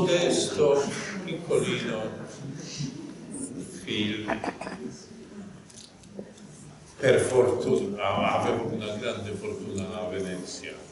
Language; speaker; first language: Italian; non-native, fluent; Polish